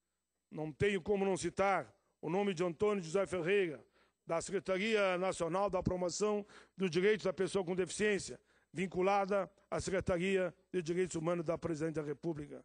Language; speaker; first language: Portuguese; native; Portuguese